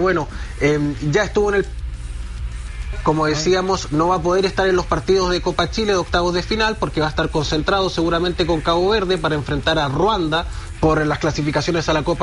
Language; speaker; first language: Spanish; native; Spanish